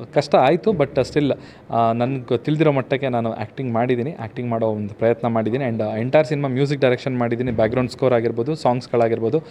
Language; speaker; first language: Kannada; native; Kannada